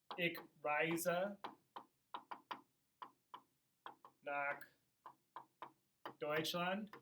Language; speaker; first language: German; non-native, fluent; English